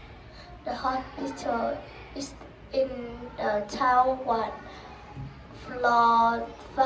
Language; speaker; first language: English; non-native, learner; Vietnamese